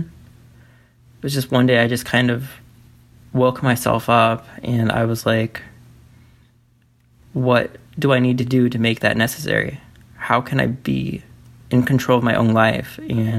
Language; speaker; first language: English; native; English